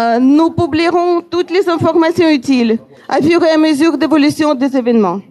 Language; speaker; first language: French; non-native, fluent; Ukrainian